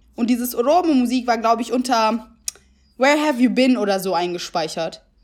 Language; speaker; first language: German; early bilingual, other home language; Italian